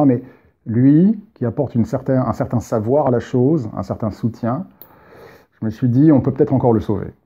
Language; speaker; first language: French; native; French